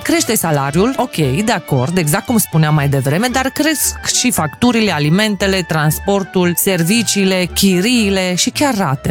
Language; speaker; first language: Romanian; native; Romanian